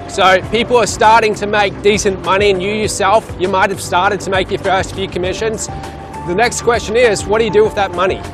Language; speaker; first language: English; native; English